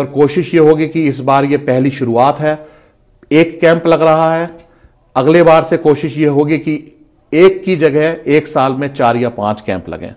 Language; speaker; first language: Hindi; native; Hindi